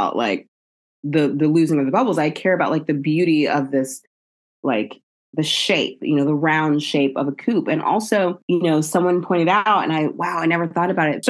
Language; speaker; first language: English; native; English